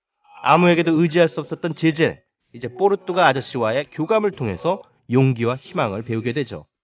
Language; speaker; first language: Korean; native; Korean